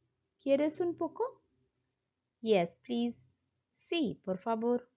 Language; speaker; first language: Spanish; non-native, fluent; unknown